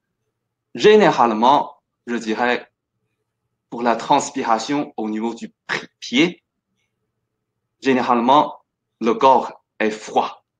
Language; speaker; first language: French; non-native, fluent; Chinese